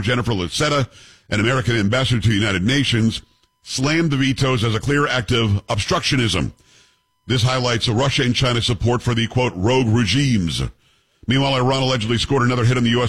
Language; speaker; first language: English; native; English